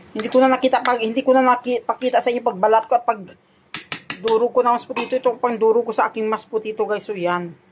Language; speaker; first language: Filipino; non-native, local second language; Hiligaynon